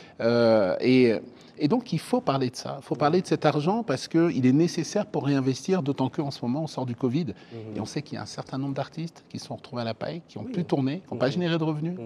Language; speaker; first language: French; early bilingual, other home language; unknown